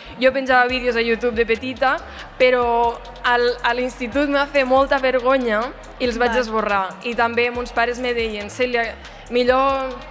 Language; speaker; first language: Catalan; native; Catalan